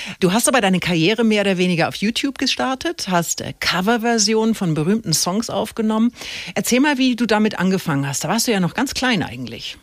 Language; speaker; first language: German; native; German